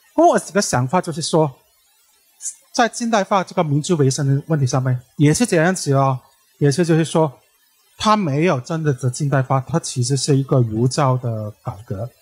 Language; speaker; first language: Chinese; native; Chinese